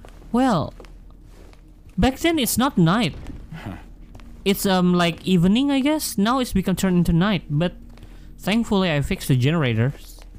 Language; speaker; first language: English; non-native, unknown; Indonesian